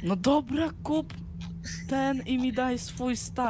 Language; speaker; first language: Polish; native; Polish